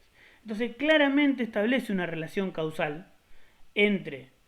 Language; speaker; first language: Spanish; native; Spanish